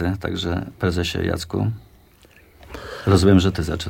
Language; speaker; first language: Polish; native; Polish